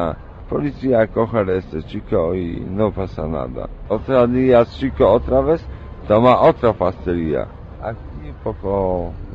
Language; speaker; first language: Spanish; non-native, learner; Polish